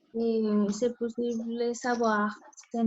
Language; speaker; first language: French; non-native, learner; Spanish